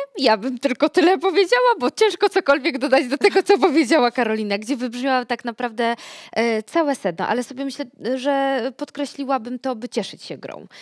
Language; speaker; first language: Polish; native; Polish